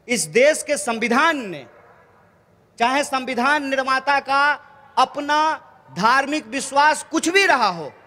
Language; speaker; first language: Hindi; native; Hindi